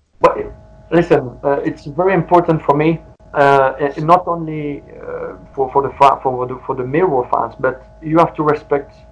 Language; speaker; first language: English; non-native, learner; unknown